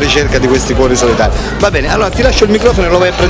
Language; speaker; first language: Italian; native; Italian